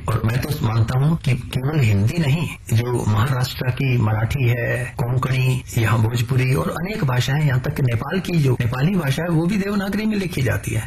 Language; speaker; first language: Hindi; native; Hindi